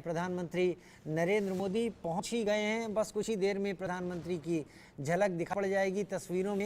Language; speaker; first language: Hindi; native; Hindi